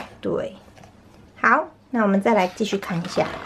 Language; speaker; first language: Chinese; native; Chinese